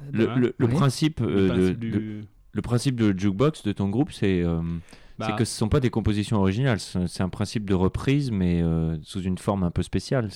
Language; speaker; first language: French; native; French